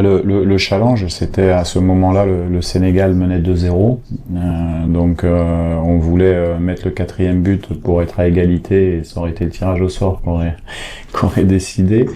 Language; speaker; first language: French; native; French